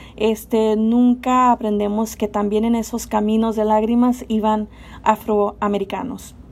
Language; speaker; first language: Spanish; native; Spanish